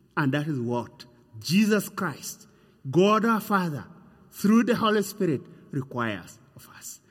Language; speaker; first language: English; non-native, fluent; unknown